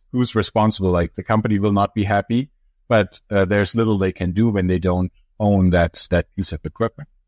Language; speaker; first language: English; non-native, fluent; German